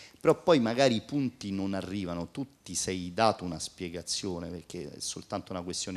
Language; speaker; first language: Italian; native; Italian